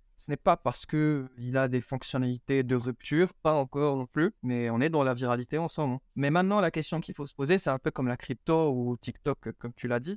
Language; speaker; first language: French; non-native, local second language; Arabic